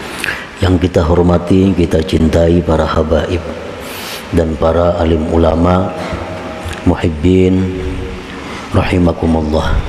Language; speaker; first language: Indonesian; non-native, local second language; Banjar